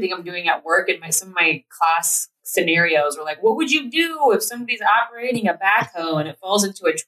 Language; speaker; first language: English; native; English